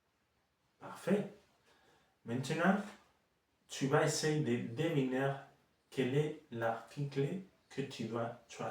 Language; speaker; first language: French; non-native, fluent; Spanish